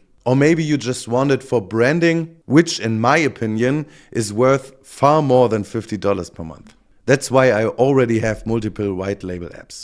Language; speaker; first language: English; non-native, fluent; German